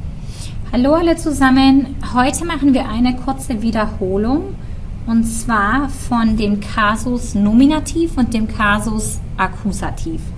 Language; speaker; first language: German; non-native, fluent; English